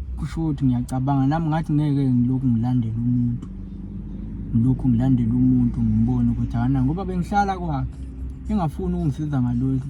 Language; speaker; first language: Zulu; native; Zulu